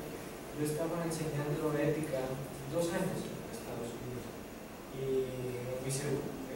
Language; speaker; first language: Spanish; non-native, fluent; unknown